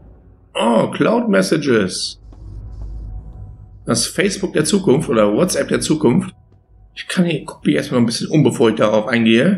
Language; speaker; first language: German; native; German